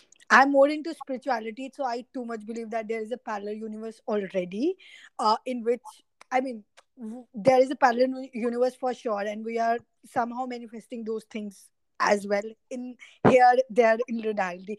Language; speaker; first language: English; non-native, local second language; Hindi